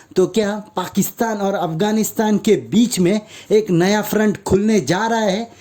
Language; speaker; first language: Hindi; native; Hindi